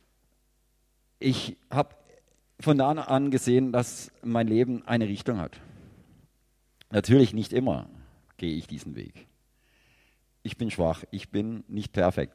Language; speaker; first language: German; native; German